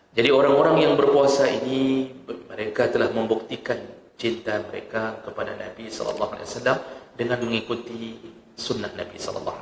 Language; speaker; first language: Malay; non-native, local second language; Achinese